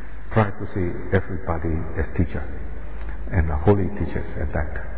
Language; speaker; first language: English; non-native, fluent; Indonesian